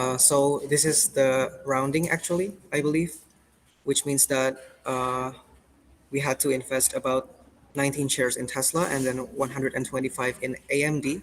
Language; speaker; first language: English; non-native, fluent; Indonesian